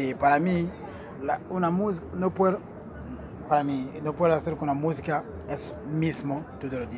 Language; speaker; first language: Spanish; non-native, learner; Portuguese